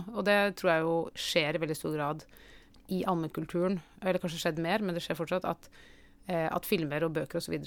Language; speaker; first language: Norwegian; native; Norwegian